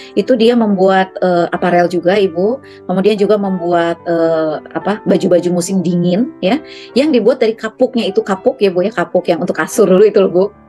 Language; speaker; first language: Indonesian; native; Indonesian